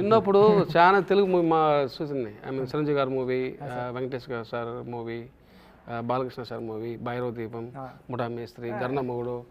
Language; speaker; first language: Telugu; non-native, learner; Tamil